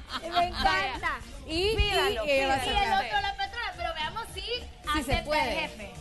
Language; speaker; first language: Spanish; native; Spanish